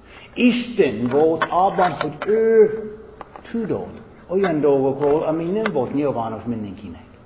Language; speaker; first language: Hungarian; non-native, fluent; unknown